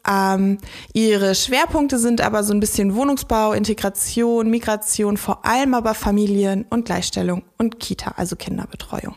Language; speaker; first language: German; native; German